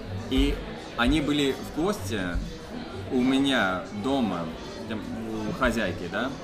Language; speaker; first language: Russian; non-native, fluent; English